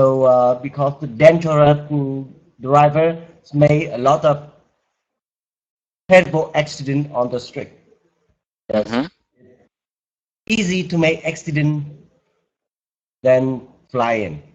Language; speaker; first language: English; non-native, learner; Vietnamese